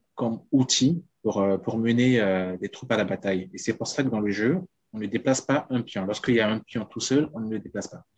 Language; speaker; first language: French; non-native, local second language; Sango